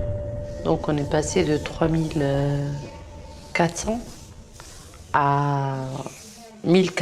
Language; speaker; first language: French; native; French